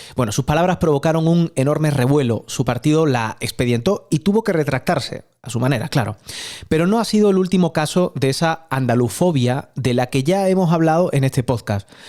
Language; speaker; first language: Spanish; native; Spanish